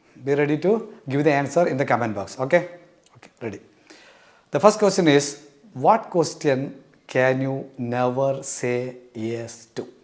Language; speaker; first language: English; non-native, local second language; Malayalam